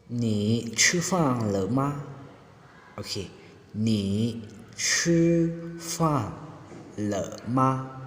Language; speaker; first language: Chinese; non-native, fluent; Hmong